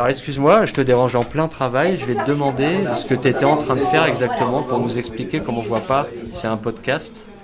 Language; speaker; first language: French; native; French